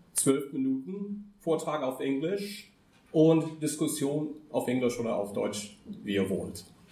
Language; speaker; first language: German; non-native, fluent; English